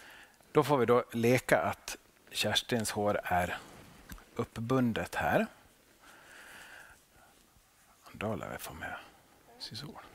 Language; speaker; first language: Swedish; non-native, local second language; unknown